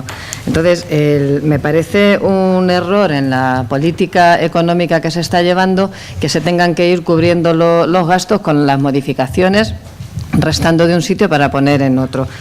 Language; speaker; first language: Spanish; native; Spanish